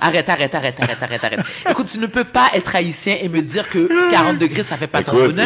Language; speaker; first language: French; native; French